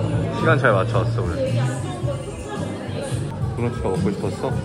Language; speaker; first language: Korean; native; Korean